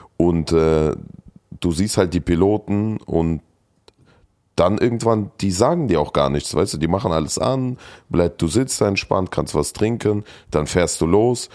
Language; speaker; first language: German; early bilingual, other home language; Russian